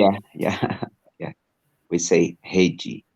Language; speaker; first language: English; non-native, learner; Portuguese